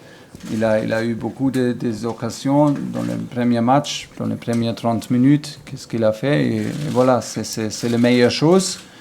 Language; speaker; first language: French; non-native, learner; German